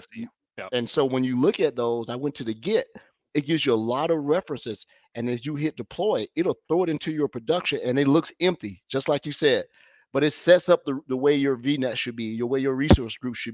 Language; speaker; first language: English; native; English